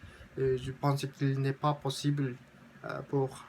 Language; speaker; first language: French; non-native, learner; Japanese